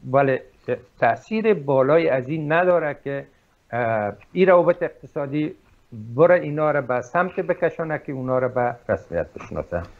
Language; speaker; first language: Persian; native; Persian